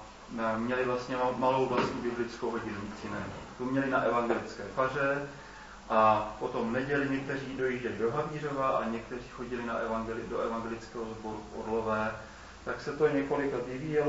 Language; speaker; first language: Czech; native; Czech